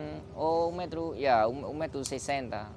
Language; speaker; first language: Portuguese; non-native, learner; Vietnamese